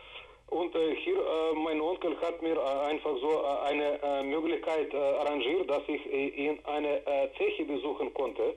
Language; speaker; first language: German; non-native, fluent; Russian